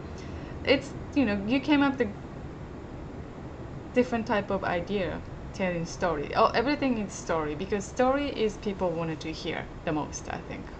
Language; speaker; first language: English; non-native, fluent; Japanese